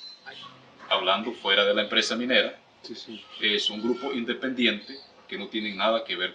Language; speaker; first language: Spanish; native; Spanish